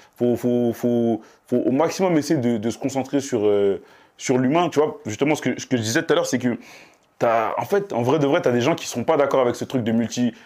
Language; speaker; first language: French; native; French